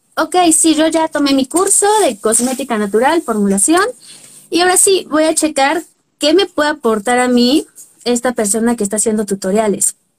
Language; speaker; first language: Spanish; native; Spanish